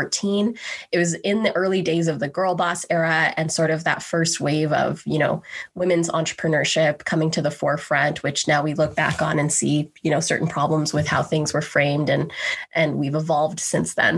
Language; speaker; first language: English; native; English